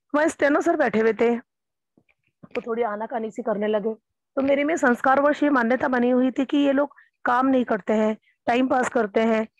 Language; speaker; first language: Hindi; native; Hindi